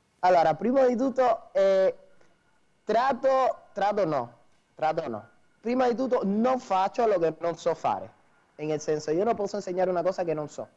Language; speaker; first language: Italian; non-native, fluent; Spanish